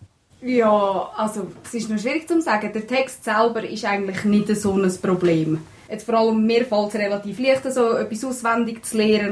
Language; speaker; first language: German; native; German